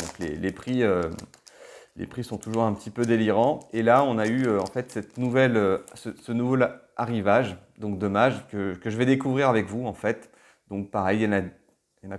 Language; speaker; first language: French; native; French